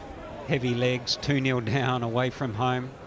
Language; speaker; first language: English; native; English